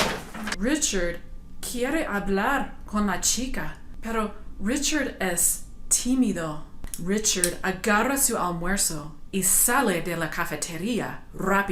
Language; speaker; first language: Spanish; non-native, fluent; English